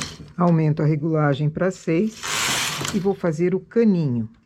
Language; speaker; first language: Portuguese; native; Portuguese